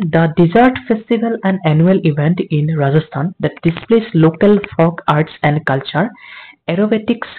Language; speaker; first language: English; non-native, local second language; Assamese